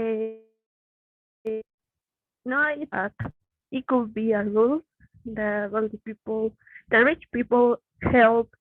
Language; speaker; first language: English; non-native, learner; Spanish